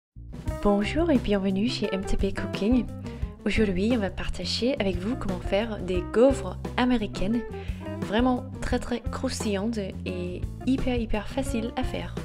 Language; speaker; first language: French; non-native, fluent; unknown